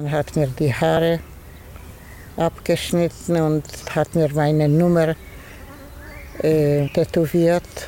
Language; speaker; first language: German; non-native, fluent; Polish